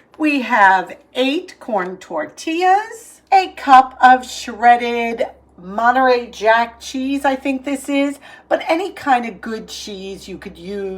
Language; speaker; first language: English; native; English